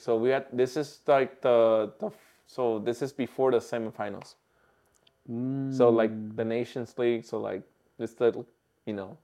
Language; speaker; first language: English; early bilingual, other home language; Spanish